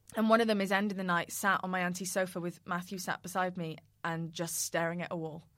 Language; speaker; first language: English; native; English